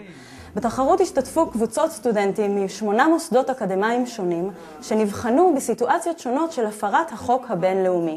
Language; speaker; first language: Hebrew; native; Hebrew